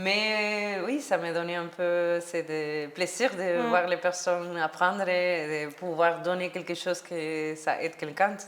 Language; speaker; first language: French; non-native, learner; Spanish